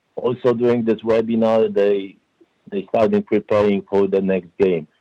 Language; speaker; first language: English; non-native, fluent; Polish